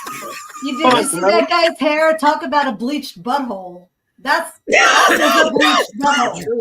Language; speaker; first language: English; native; English